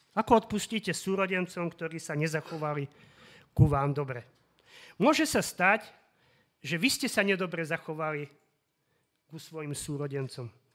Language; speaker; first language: Slovak; native; Slovak